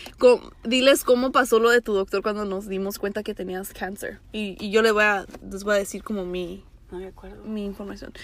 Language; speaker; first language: Spanish; early bilingual, heritage; Spanish